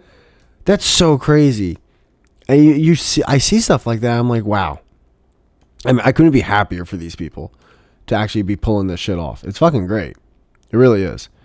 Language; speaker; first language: English; native; English